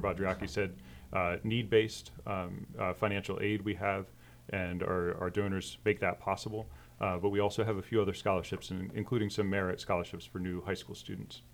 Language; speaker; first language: English; native; English